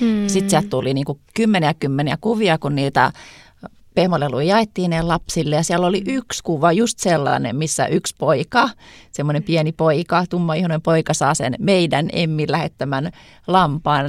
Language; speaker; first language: Finnish; native; Finnish